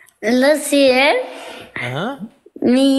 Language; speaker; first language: English; non-native, learner; Albanian